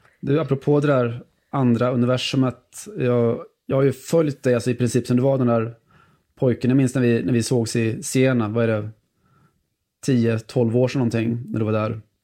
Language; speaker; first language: Swedish; native; Swedish